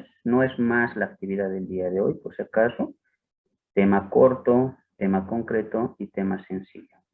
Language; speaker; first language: Spanish; native; Spanish